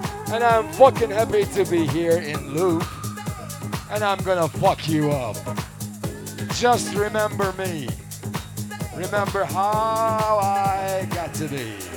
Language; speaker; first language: English; non-native, fluent; Turkish